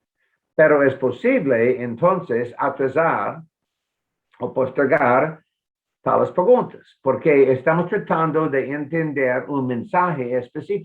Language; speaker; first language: Spanish; non-native, fluent; English